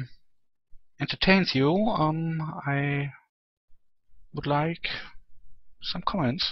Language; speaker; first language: English; non-native, learner; German